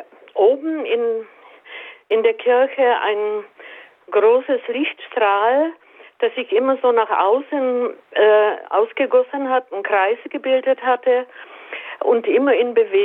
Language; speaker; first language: German; native; German